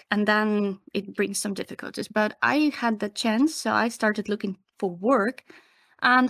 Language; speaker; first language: English; non-native, fluent; Ukrainian